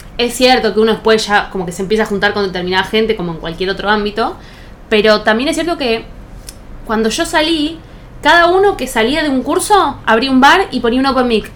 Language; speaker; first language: Spanish; native; Spanish